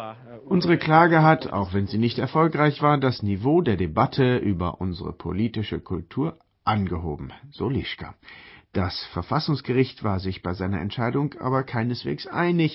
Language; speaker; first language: German; native; German